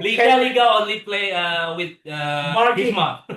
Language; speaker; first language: English; non-native, learner; Indonesian